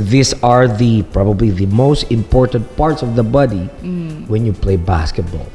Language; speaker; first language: English; non-native, local second language; Filipino